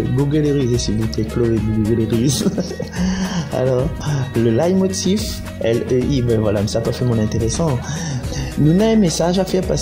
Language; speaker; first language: French; non-native, learner; Réunion Creole French